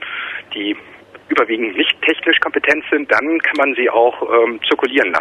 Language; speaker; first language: German; native; German